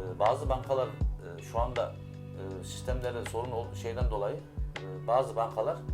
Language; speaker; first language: Turkish; native; Turkish